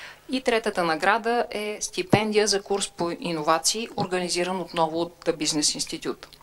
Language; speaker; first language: Bulgarian; native; Bulgarian